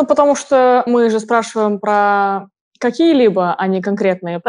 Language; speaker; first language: Russian; native; Russian